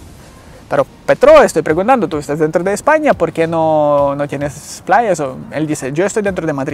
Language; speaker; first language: Spanish; non-native, learner; Ukrainian